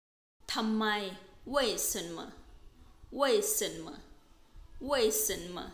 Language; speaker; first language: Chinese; non-native, fluent; Thai